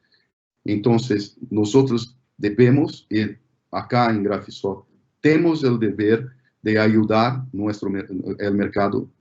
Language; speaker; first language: Spanish; non-native, fluent; Portuguese